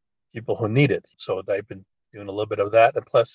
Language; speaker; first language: English; early bilingual, other home language; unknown